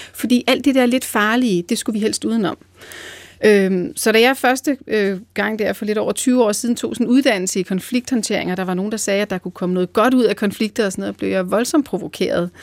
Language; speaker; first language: Danish; native; Danish